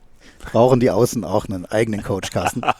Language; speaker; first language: German; native; German